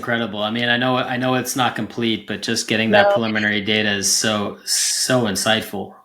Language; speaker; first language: English; native; English